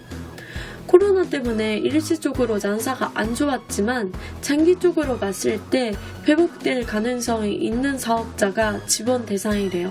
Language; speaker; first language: Korean; non-native, fluent; Japanese